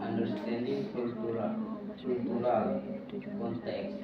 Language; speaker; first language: English; non-native, learner; Indonesian